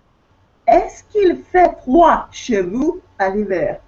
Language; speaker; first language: French; non-native, fluent; Russian